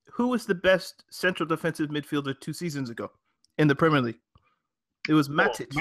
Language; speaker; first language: English; native; English